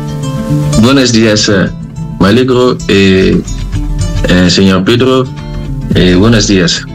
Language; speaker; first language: Spanish; non-native, learner; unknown